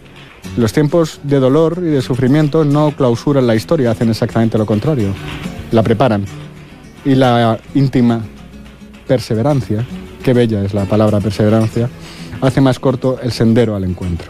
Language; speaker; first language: Spanish; native; Spanish